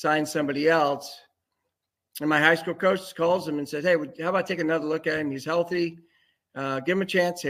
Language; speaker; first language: English; native; English